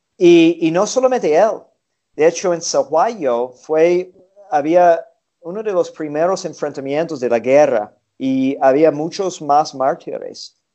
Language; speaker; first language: Spanish; non-native, fluent; English